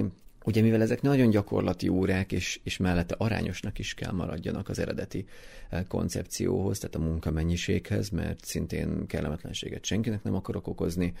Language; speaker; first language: Hungarian; native; Hungarian